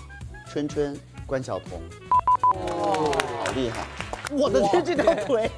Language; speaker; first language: Chinese; native; Chinese